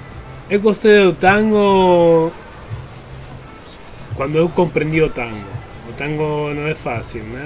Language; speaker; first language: Portuguese; non-native, fluent; Spanish